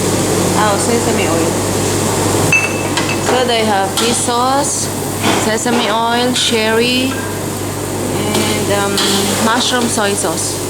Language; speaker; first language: English; non-native, fluent; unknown